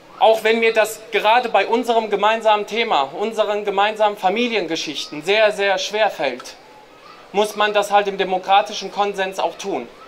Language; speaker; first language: German; early bilingual, other home language; Greek